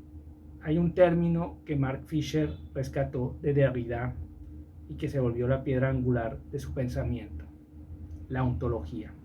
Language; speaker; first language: Spanish; native; Spanish